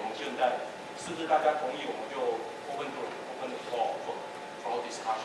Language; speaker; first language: Chinese; native; Chinese